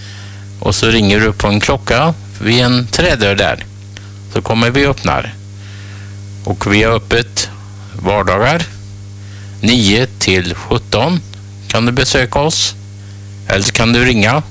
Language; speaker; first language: Swedish; native; Swedish